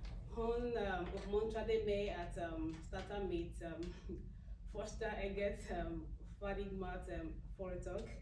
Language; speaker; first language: Swedish; non-native, learner; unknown